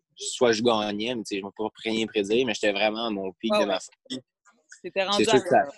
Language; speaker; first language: French; native; French